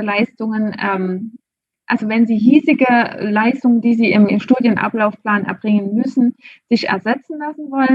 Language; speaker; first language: German; native; German